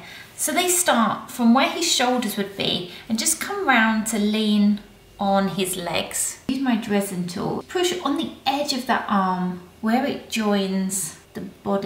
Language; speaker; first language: English; native; English